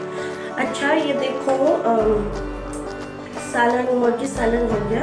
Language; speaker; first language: Hindi; non-native, learner; Filipino